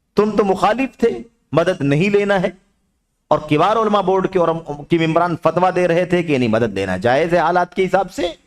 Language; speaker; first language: Urdu; native; Urdu